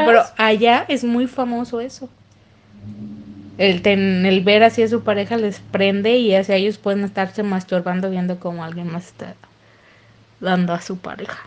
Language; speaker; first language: Spanish; native; Spanish